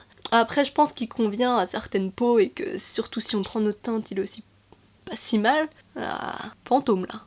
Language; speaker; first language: French; native; French